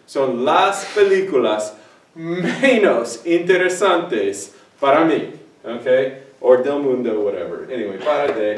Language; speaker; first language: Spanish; non-native, fluent; English